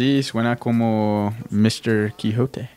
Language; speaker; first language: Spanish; non-native, fluent; English